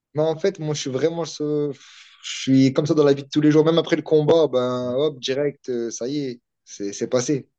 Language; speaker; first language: French; native; French